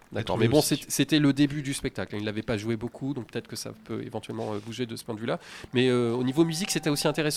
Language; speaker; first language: French; native; French